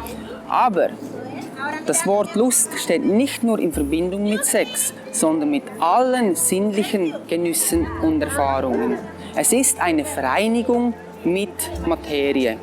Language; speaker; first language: German; non-native, fluent; English